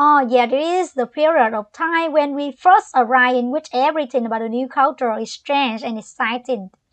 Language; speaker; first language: English; non-native, fluent; Vietnamese